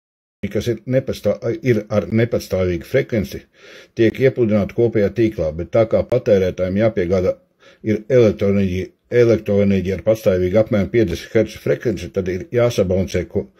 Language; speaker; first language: Latvian; native; Latvian